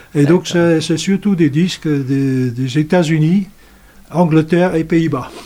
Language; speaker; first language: French; non-native, fluent; Dutch